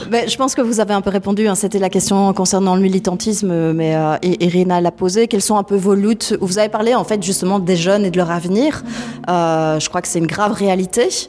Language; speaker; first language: French; native; French